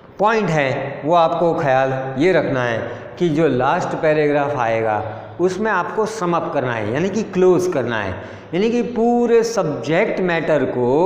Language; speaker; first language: Hindi; non-native, local second language; Gujarati